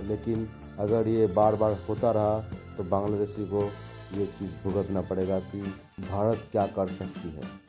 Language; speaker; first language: Hindi; non-native, local second language; Bangla